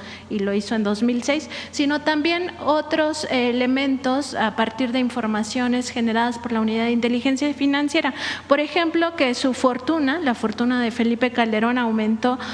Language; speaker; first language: Spanish; native; Spanish